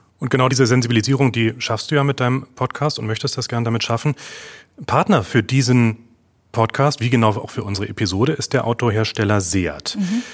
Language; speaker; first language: German; native; German